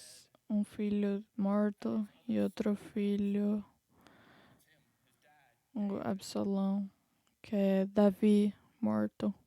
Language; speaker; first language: Portuguese; non-native, fluent; English